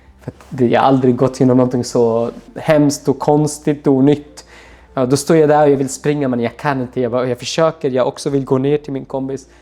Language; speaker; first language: Swedish; non-native, fluent; Arabic